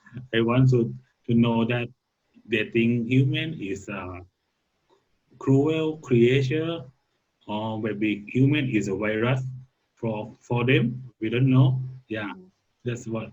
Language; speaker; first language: English; non-native, learner; Thai